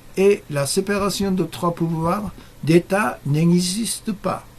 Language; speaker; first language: French; non-native, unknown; Japanese